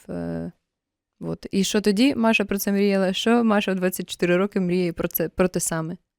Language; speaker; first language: Ukrainian; non-native, local second language; Russian